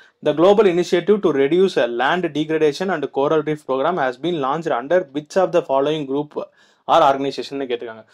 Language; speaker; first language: English; non-native, local second language; Tamil